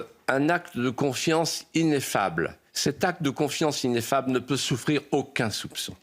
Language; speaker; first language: French; native; French